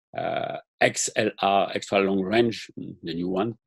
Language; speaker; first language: English; non-native, fluent; French